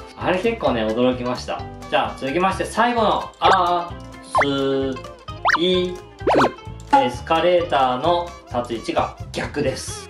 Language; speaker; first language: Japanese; native; Japanese